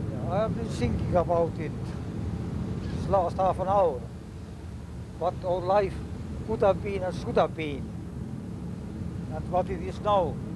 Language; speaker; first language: English; non-native, fluent; Estonian